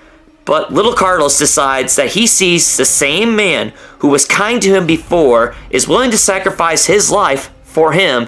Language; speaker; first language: English; native; English